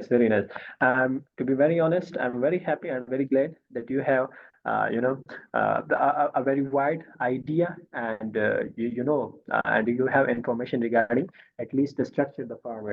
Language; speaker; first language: English; non-native, fluent; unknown